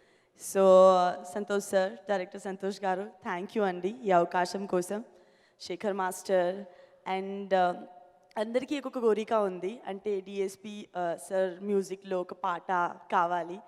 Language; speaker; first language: Telugu; non-native, learner; Gujarati